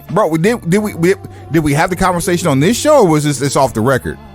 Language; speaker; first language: English; native; English